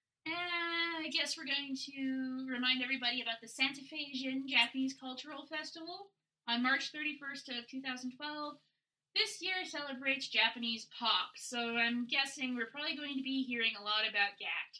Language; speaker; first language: English; native; English